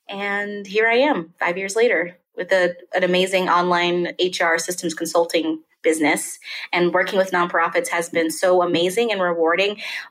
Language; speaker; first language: English; native; English